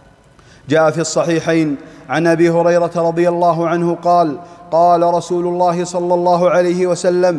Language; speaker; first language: Arabic; native; Arabic